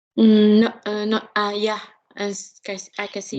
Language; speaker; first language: English; non-native, learner; Vietnamese